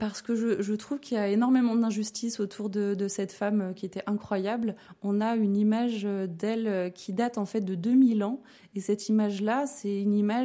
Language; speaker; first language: French; native; French